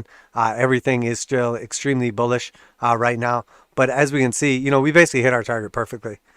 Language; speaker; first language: English; native; English